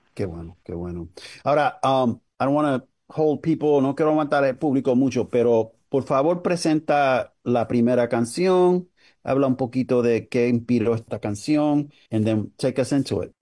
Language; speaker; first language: Spanish; early bilingual, other home language; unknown